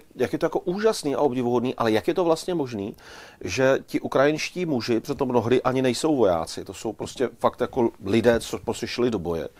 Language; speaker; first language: Czech; native; Czech